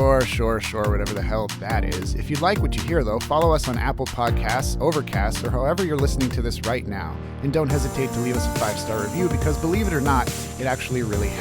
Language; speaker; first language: English; native; English